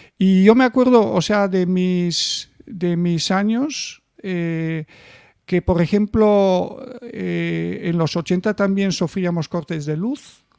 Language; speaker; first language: Spanish; non-native, fluent; Bulgarian